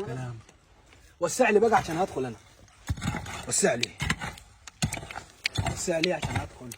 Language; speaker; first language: Arabic; native; Arabic